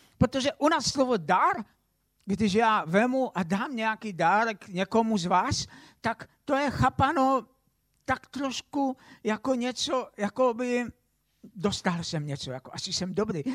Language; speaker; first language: Czech; non-native, local second language; Polish